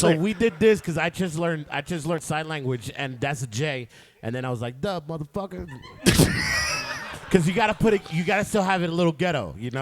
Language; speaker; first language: English; native; English